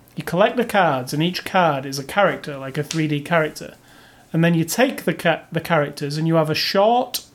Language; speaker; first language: English; native; English